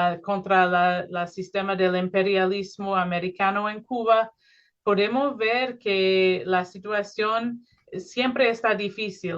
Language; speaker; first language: Spanish; non-native, fluent; English